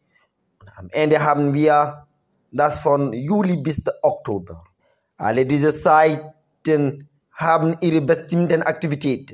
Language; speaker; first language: German; non-native, learner; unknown